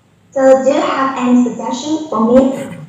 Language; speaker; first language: English; non-native, learner; Chinese